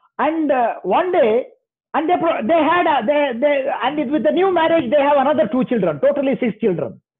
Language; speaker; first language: English; non-native, local second language; Kannada